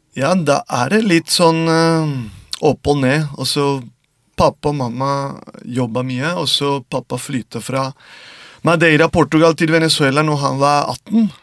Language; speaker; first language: Norwegian; non-native, fluent; Spanish